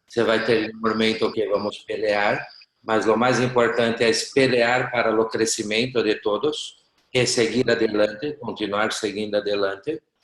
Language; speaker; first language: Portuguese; non-native, learner; Spanish